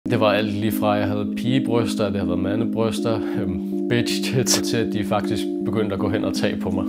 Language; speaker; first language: Danish; native; Danish